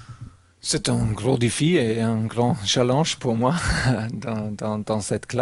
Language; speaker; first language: French; non-native, learner; German